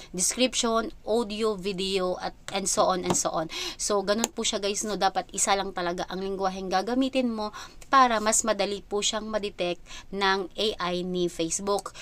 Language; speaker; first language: Filipino; non-native, local second language; Cebuano